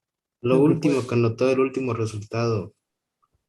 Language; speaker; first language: Spanish; native; Spanish